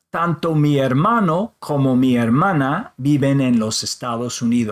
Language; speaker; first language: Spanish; non-native, fluent; English